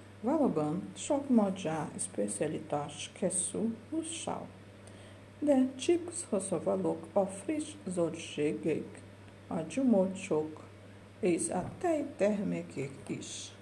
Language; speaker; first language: Hungarian; non-native, learner; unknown